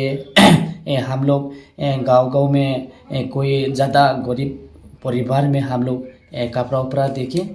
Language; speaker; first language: Hindi; non-native, local second language; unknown